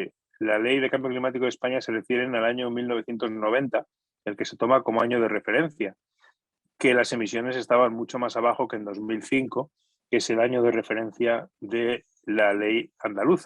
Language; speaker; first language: Spanish; native; Spanish